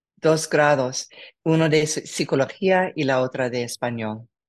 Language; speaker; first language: Spanish; non-native, learner; English